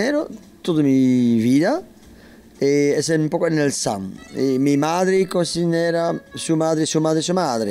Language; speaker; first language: Spanish; non-native, learner; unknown